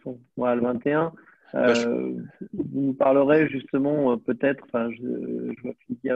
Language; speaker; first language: French; native; French